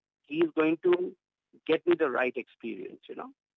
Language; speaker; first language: English; non-native, local second language; Gujarati